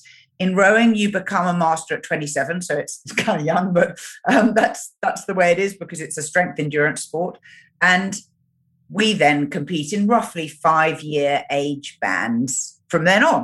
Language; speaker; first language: English; native; English